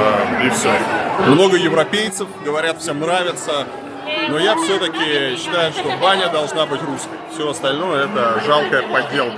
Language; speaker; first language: Russian; native; Russian